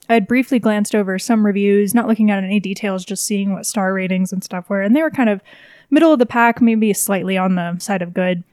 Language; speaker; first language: English; native; English